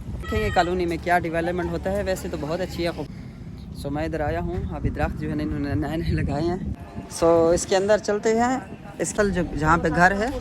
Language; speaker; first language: Urdu; non-native, local second language; Saraiki